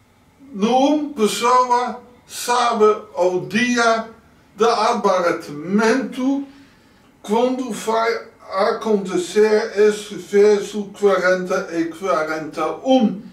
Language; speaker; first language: Portuguese; non-native, learner; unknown